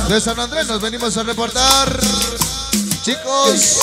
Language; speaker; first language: Spanish; native; Spanish